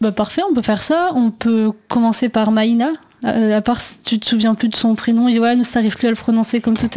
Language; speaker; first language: French; native; French